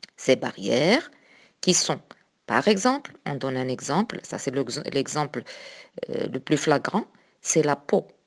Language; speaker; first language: French; non-native, local second language; Arabic